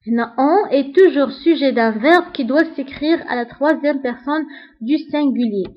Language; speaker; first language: French; non-native, local second language; Arabic